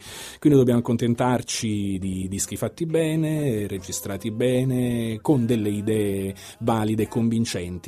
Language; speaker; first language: Italian; native; Italian